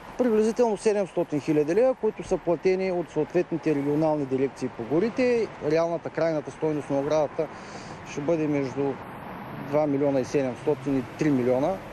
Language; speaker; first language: Bulgarian; native; Bulgarian